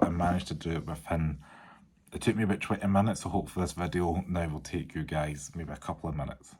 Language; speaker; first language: English; native; English